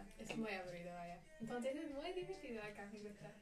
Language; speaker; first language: Spanish; non-native, learner; English